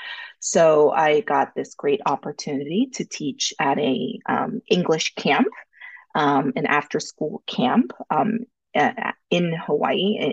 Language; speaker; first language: English; early bilingual, other home language; Korean